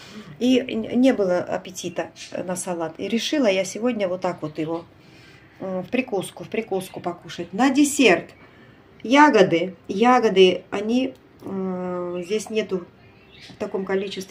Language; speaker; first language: Russian; native; Russian